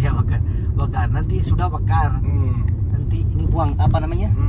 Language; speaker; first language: Indonesian; non-native, learner; Hindi